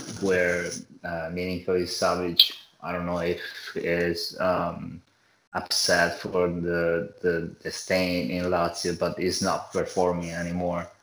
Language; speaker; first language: English; non-native, fluent; Italian